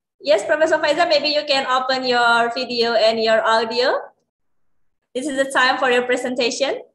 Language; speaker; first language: English; non-native, learner; Indonesian